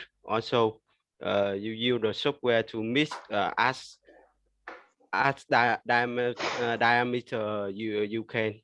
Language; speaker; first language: English; non-native, learner; Vietnamese